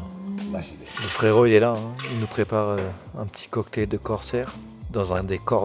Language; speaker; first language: French; native; French